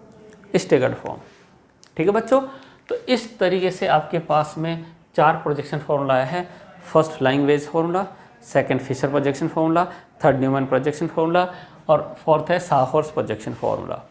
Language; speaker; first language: Hindi; native; Hindi